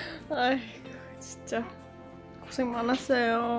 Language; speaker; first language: Korean; non-native, fluent; English